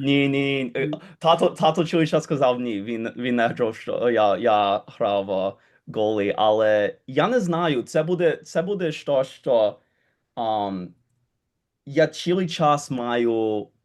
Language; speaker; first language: Ukrainian; early bilingual, heritage; Ukrainian